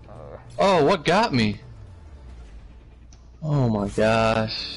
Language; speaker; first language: English; native; English